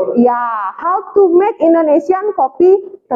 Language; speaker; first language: English; non-native, fluent; Indonesian